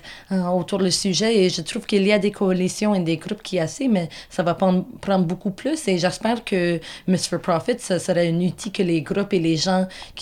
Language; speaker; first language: French; non-native, local second language; English